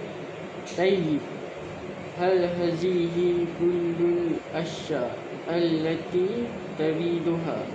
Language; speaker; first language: Arabic; non-native, learner; Malay